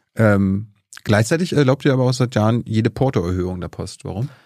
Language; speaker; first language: German; native; German